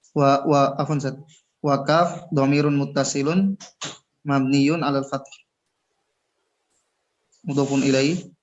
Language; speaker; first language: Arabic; non-native, learner; Indonesian